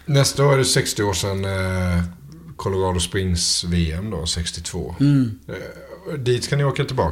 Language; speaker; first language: Swedish; native; Swedish